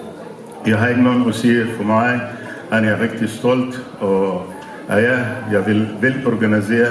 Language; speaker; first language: Danish; non-native, learner; Somali